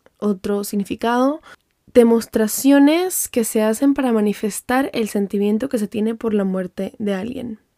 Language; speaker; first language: Spanish; native; Spanish